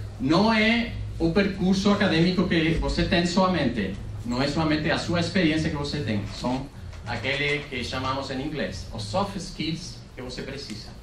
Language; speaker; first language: Portuguese; non-native, fluent; Spanish